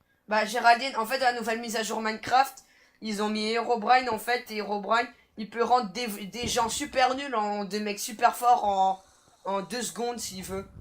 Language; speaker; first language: French; native; French